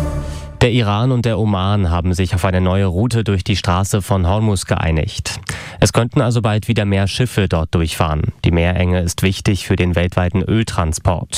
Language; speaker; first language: German; native; German